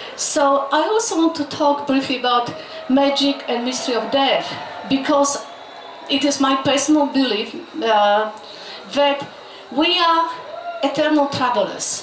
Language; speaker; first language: English; non-native, fluent; Polish